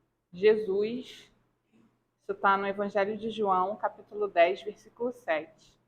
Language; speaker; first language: Portuguese; native; Portuguese